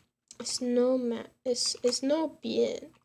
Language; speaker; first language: Spanish; non-native, learner; English